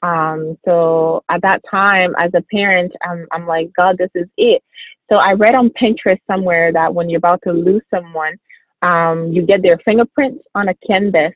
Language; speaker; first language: English; early bilingual, other home language; French